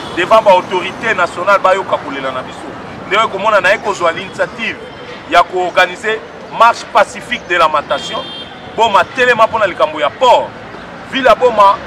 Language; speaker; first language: Lingala; non-native, local second language; Kongo